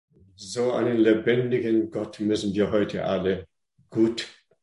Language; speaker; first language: German; non-native, fluent; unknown